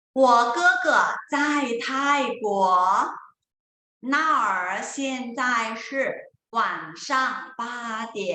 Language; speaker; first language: Chinese; non-native, fluent; Thai